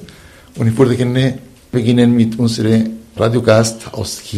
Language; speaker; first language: German; non-native, fluent; Spanish